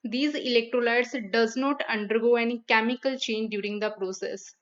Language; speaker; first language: English; non-native, local second language; Punjabi